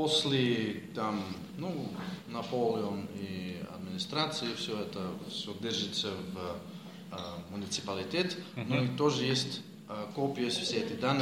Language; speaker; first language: Russian; non-native, learner; Dutch